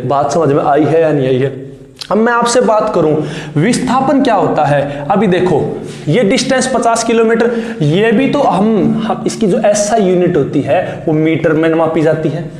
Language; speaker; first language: Hindi; native; Hindi